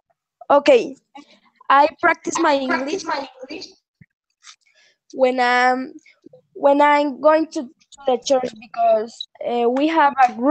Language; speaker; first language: English; non-native, learner; Spanish